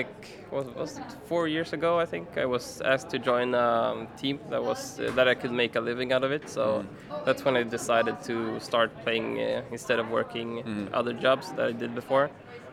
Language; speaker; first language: English; non-native, fluent; Swedish